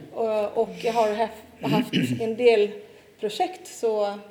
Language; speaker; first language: Swedish; non-native, fluent; Italian